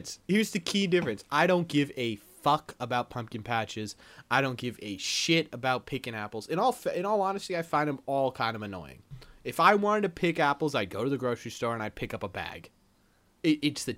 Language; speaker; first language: English; native; English